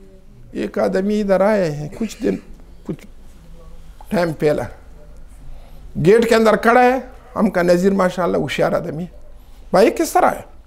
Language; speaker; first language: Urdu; non-native, local second language; Pashto